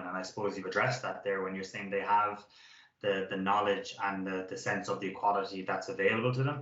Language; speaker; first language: English; native; English